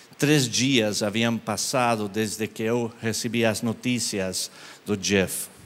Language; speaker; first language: Portuguese; non-native, learner; English